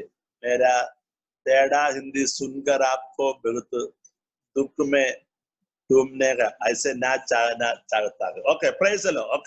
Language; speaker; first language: Hindi; non-native, learner; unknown